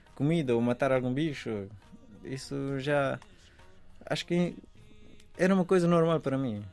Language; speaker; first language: Portuguese; non-native, fluent; Persian